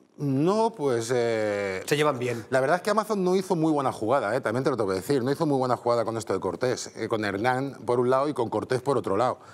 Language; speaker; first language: Spanish; native; Spanish